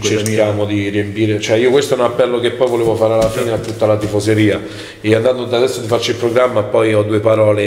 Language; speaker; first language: Italian; native; Italian